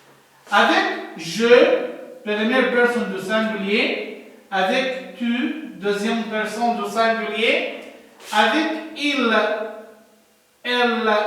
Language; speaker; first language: French; non-native, learner; Arabic